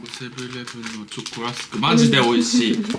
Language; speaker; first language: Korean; non-native, learner; Japanese